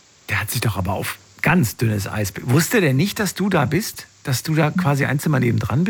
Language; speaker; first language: German; native; German